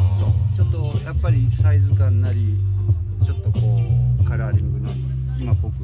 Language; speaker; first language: Japanese; native; Japanese